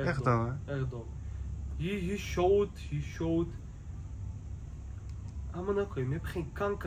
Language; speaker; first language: Dutch; early bilingual, other home language; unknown